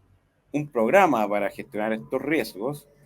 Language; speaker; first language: Spanish; native; Spanish